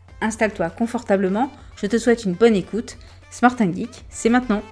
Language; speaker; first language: French; native; French